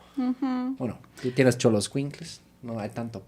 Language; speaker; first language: Spanish; non-native, fluent; German